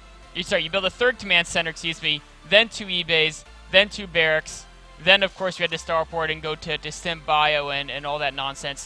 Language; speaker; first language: English; native; English